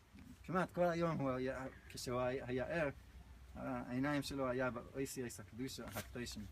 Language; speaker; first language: Hebrew; non-native, fluent; English